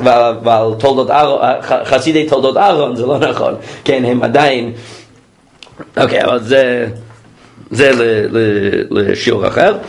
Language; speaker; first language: Hebrew; non-native, fluent; English